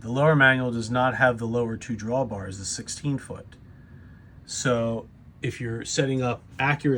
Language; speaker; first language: English; native; English